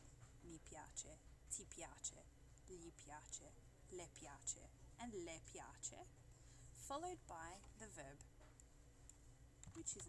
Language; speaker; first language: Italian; non-native, fluent; English